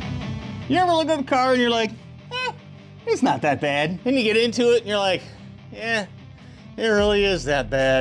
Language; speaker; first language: English; native; English